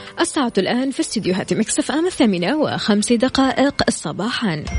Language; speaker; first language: Arabic; native; Arabic